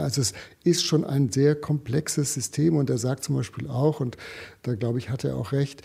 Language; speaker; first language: German; native; German